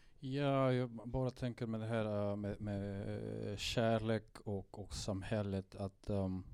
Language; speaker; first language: Swedish; non-native, fluent; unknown